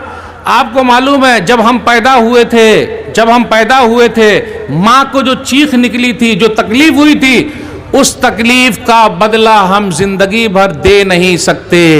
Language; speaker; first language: Hindi; native; Hindi